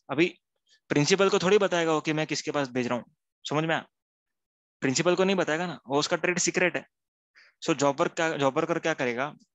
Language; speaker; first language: Hindi; non-native, local second language; Gujarati